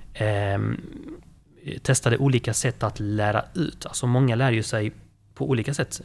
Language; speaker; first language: Swedish; early bilingual, other home language; Arabic